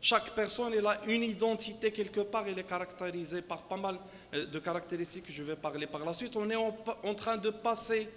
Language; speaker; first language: French; non-native, local second language; Arabic